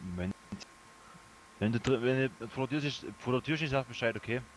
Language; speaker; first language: German; native; German